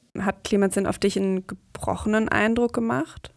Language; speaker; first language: German; native; German